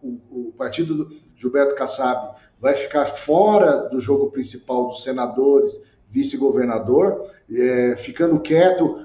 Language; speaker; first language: Portuguese; native; Portuguese